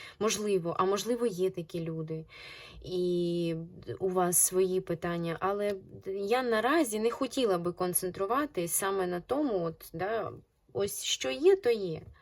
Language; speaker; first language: Ukrainian; non-native, local second language; Russian